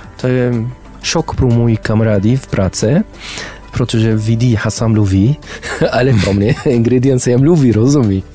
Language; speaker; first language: Czech; non-native, learner; Arabic